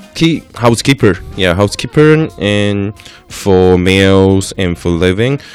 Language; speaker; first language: English; non-native, learner; Chinese